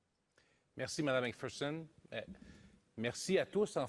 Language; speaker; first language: French; native; French